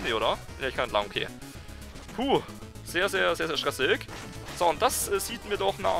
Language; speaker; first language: German; native; German